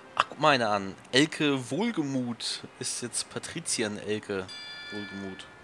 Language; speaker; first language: German; native; German